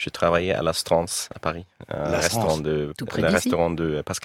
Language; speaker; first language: French; non-native, learner; Swedish